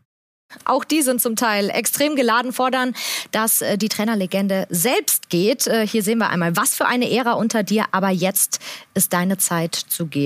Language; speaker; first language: German; native; German